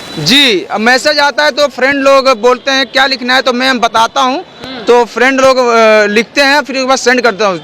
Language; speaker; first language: Hindi; native; Hindi